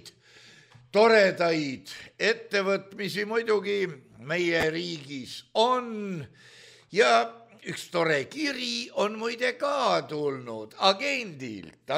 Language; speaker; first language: Estonian; native; Estonian